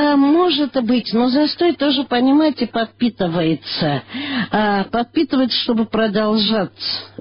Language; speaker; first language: Russian; non-native, local second language; Armenian